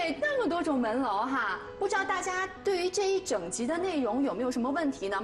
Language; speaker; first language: Chinese; native; Chinese